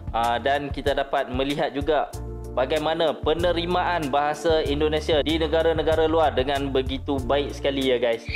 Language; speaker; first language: Malay; native; Malay